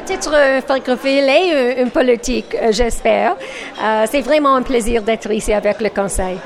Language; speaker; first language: French; non-native, learner; English